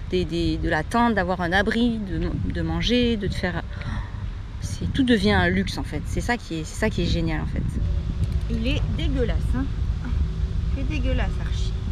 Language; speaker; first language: French; native; French